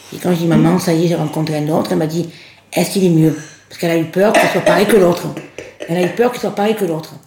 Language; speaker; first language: French; native; French